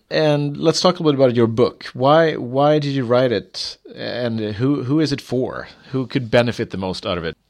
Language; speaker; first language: English; non-native, fluent; Swedish